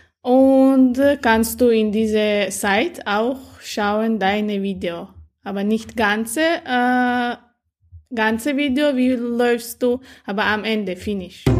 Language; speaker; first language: German; non-native, learner; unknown